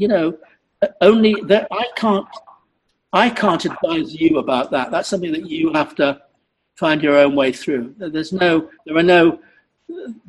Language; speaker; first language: English; native; English